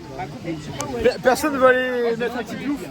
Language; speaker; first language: French; native; French